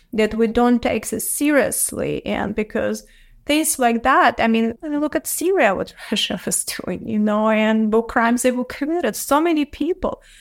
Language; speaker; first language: English; non-native, fluent; Ukrainian